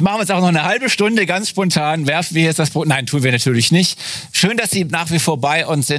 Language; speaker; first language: German; native; German